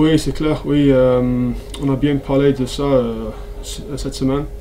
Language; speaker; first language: French; non-native, fluent; English